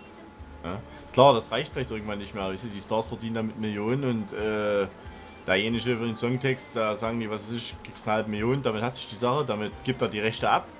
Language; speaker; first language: German; native; German